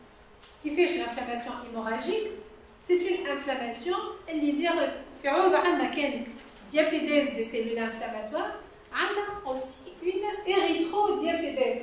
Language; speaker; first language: French; non-native, local second language; Arabic